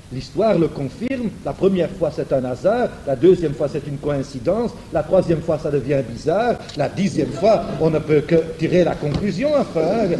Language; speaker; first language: French; non-native, fluent; German